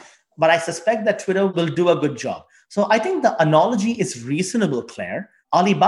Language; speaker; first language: English; non-native, local second language; Tamil